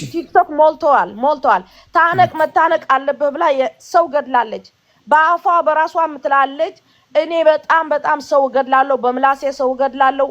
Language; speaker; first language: Amharic; non-native, fluent; Tigrinya